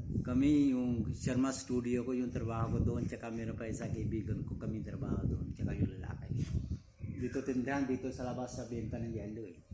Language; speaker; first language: Filipino; non-native, learner; Punjabi